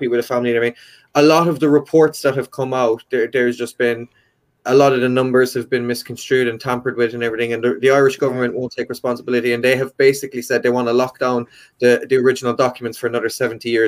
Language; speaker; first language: English; native; English